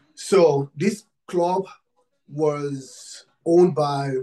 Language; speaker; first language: English; non-native, local second language; Yoruba